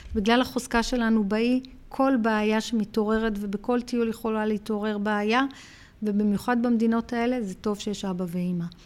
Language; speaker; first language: Hebrew; early bilingual, heritage; Hebrew